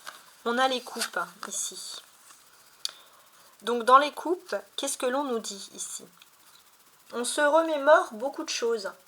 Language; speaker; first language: French; native; French